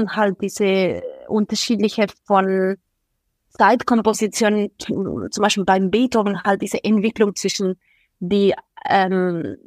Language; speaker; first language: German; non-native, fluent; Spanish